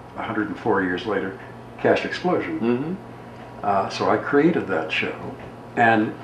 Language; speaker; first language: English; native; English